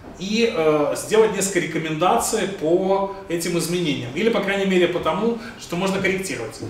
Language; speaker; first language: Russian; native; Russian